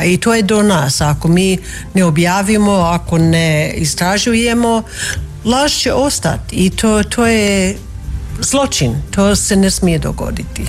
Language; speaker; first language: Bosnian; non-native, fluent; English